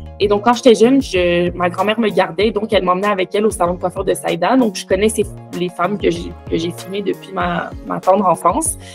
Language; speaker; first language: French; early bilingual, other home language; Arabic